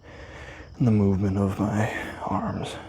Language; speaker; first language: English; native; English